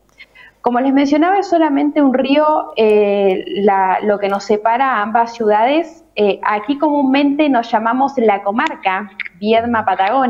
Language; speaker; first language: Spanish; native; Spanish